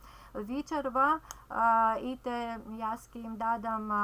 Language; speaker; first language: Macedonian; native; Macedonian